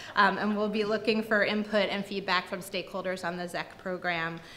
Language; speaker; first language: English; native; English